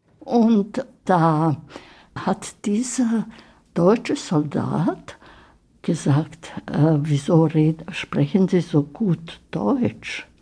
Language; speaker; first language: German; early bilingual, heritage; German